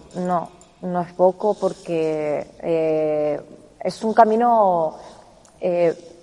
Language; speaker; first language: Spanish; native; Spanish